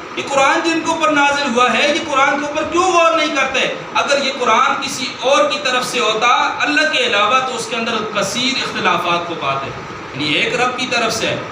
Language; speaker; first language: Urdu; non-native, local second language; Northern Hindko